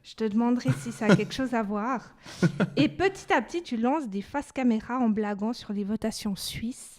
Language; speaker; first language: French; native; French